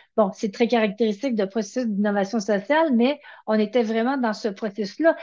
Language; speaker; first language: French; native; French